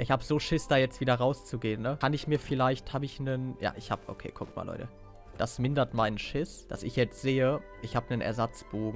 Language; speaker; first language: German; native; German